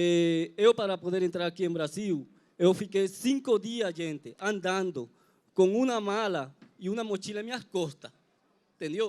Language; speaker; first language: Portuguese; non-native, learner; Spanish